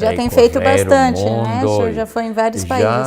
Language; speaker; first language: Portuguese; native; Portuguese